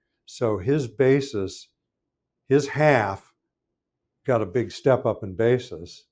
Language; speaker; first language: English; native; English